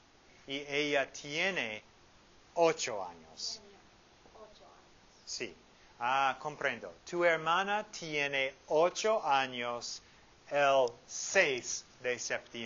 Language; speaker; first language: Spanish; non-native, fluent; English